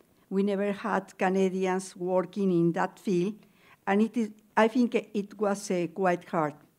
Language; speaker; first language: English; non-native, fluent; Spanish